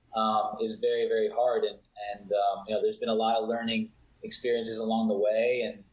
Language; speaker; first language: English; early bilingual, other home language; Italian